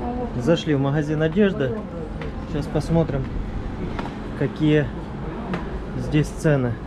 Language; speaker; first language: Russian; native; Russian